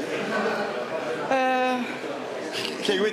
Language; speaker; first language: Dutch; non-native, local second language; French